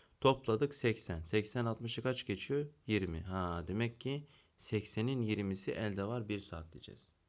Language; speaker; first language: Turkish; native; Turkish